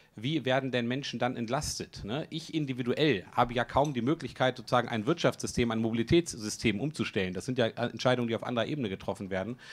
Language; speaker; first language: German; native; German